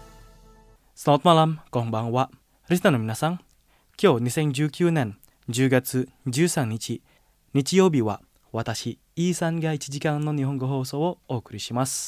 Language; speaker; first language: Japanese; non-native, fluent; Indonesian